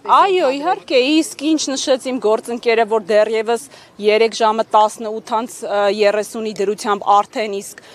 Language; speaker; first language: Armenian; native; Armenian